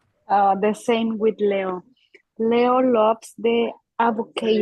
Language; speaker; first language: English; non-native, learner; Spanish